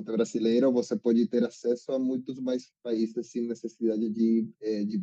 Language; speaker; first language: Portuguese; non-native, learner; Spanish